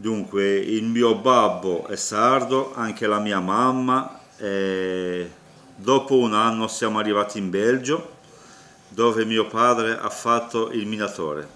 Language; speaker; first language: Italian; early bilingual, heritage; Italian